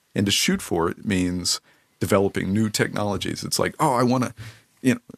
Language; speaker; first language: English; native; English